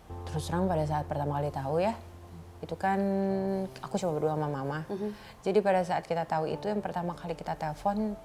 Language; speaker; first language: Indonesian; native; Indonesian